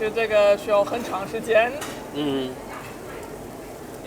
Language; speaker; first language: Chinese; non-native, fluent; German